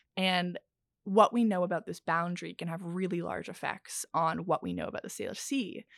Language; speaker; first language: English; native; English